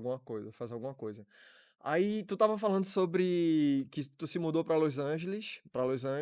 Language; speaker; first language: Portuguese; native; Portuguese